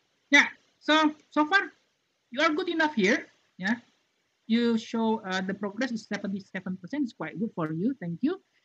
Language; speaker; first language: English; non-native, fluent; Indonesian